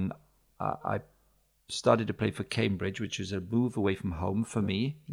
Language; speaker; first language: English; native; English